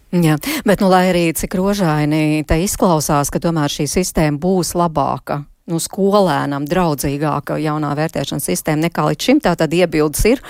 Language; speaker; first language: Latvian; native; Latvian